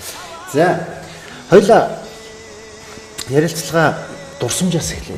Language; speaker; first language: Mongolian; native; Mongolian